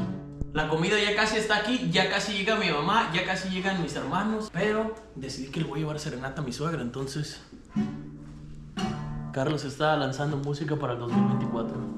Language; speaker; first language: Spanish; native; Spanish